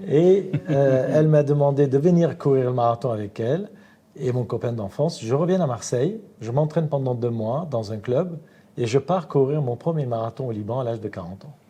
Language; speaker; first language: French; non-native, fluent; Armenian